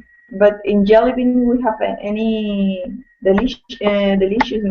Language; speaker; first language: English; non-native, learner; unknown